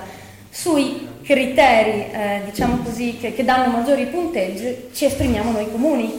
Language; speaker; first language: Italian; native; Italian